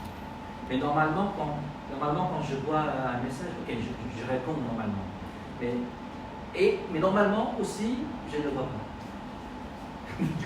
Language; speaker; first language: French; non-native, fluent; Khmer